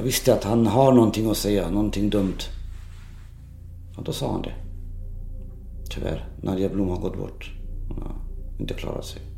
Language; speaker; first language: Swedish; non-native, local second language; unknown